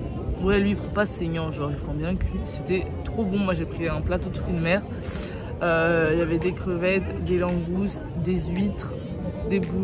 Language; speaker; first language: French; native; French